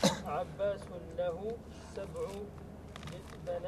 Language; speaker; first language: Arabic; non-native, learner; French